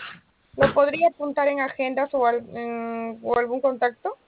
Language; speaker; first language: Spanish; native; Spanish